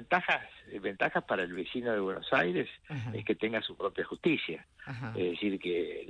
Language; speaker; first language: Spanish; native; Spanish